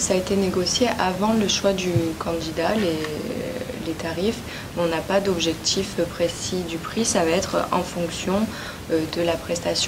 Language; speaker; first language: French; native; French